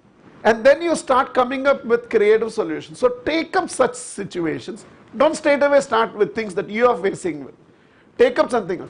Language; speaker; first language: English; non-native, local second language; Tamil